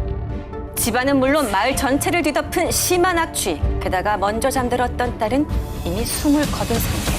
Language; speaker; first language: Korean; native; Korean